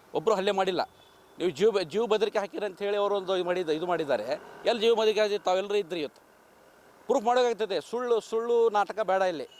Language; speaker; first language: Kannada; native; Kannada